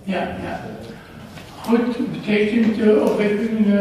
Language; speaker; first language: Dutch; non-native, learner; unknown